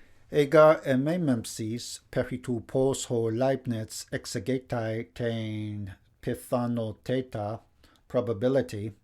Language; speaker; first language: Greek; non-native, fluent; English